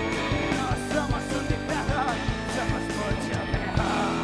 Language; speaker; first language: Spanish; native; Spanish